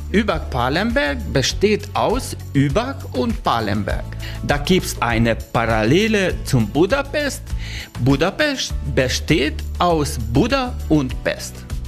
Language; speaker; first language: German; non-native, learner; Hungarian